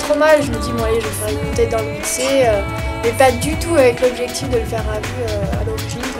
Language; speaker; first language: French; native; French